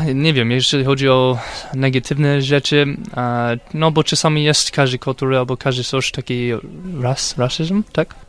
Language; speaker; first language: Polish; non-native, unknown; English